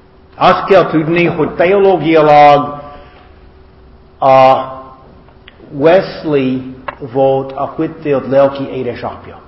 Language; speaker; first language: Hungarian; non-native, learner; English